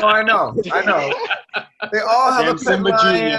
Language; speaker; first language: English; native; English